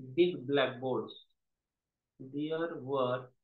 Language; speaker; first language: English; non-native, local second language; Marathi